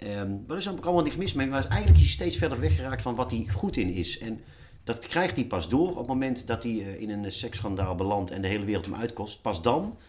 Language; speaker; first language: Dutch; native; Dutch